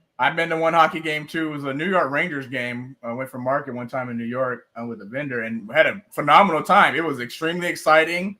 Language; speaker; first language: English; native; English